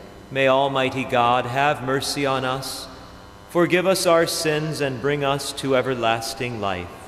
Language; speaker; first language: English; native; English